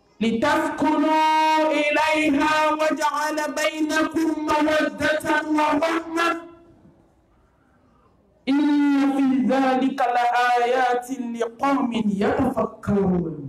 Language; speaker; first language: Arabic; non-native, fluent; Dyula